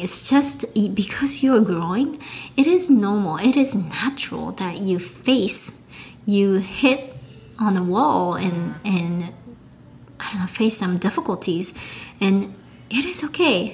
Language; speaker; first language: English; non-native, fluent; Japanese